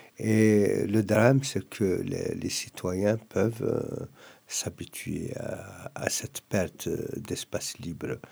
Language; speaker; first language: French; non-native, local second language; Kabyle